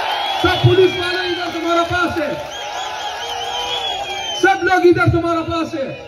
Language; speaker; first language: Hindi; non-native, learner; Arabic